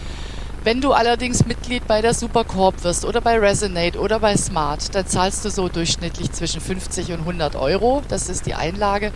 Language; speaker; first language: German; native; German